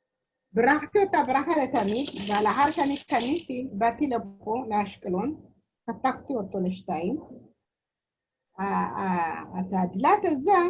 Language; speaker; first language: Hebrew; non-native, learner; Amharic